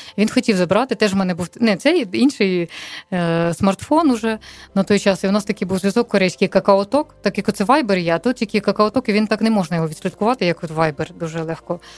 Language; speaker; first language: Ukrainian; non-native, local second language; Russian